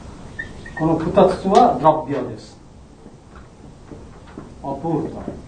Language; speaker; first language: Japanese; non-native, learner; Bangla